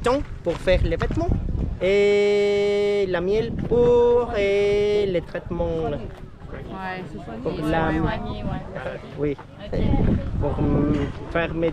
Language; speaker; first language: French; non-native, learner; Spanish